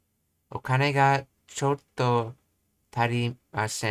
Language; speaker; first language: Japanese; non-native, learner; English